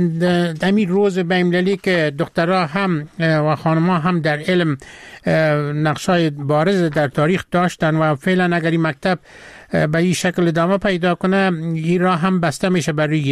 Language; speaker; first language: Persian; native; Persian